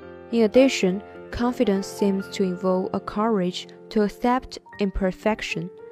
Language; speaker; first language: English; non-native, learner; Chinese